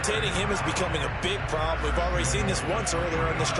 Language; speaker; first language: English; native; English